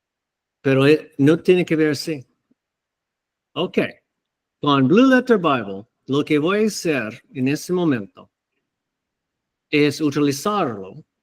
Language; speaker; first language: Spanish; non-native, fluent; English